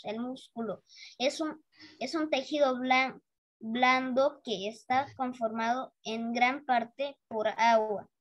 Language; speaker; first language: Spanish; native; Spanish